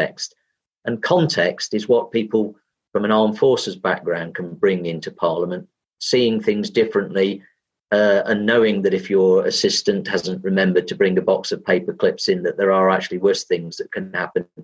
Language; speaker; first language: English; native; English